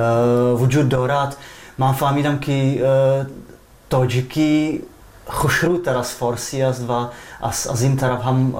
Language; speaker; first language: Persian; non-native, fluent; Czech